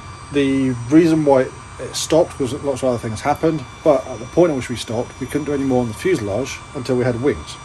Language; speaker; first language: English; native; English